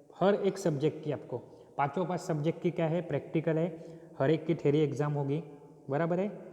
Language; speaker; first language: Hindi; non-native, local second language; Marathi